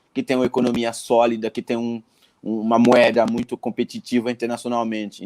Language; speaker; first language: Portuguese; non-native, fluent; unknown